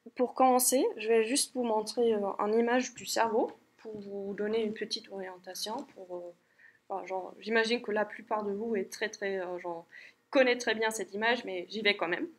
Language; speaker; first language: French; non-native, fluent; German